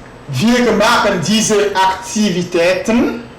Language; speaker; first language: German; non-native, fluent; French